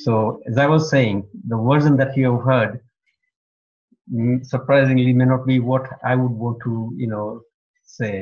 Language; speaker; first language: English; non-native, local second language; Gujarati